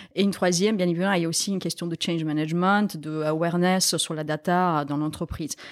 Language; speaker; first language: French; non-native, fluent; Romanian